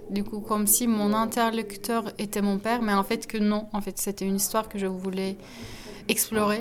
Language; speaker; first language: French; non-native, fluent; Turkish